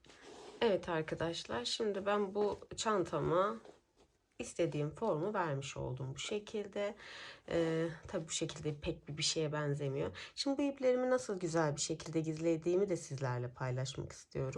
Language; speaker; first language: Turkish; native; Turkish